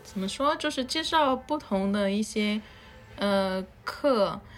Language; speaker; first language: Chinese; non-native, fluent; Spanish